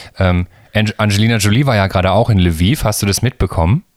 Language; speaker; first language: German; native; German